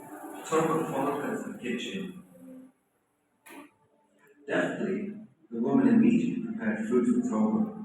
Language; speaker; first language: English; non-native, learner; Indonesian